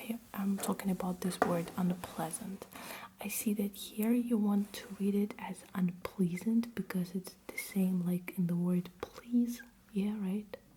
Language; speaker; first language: English; non-native, fluent; Russian